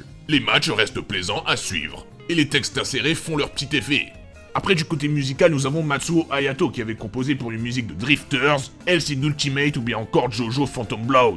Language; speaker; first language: French; native; French